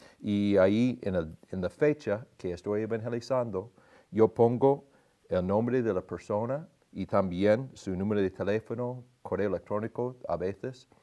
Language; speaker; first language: Spanish; non-native, fluent; English